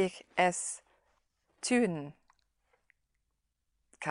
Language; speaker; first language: German; non-native, learner; English